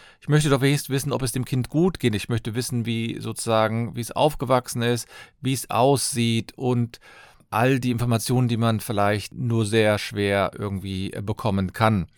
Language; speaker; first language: German; native; German